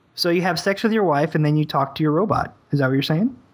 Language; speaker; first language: English; native; English